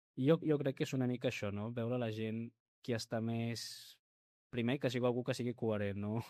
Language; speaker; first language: Catalan; early bilingual, other home language; Spanish